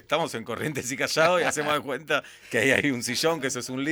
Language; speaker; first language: Spanish; native; Spanish